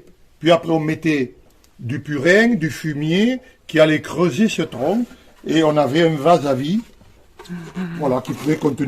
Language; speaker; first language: French; native; French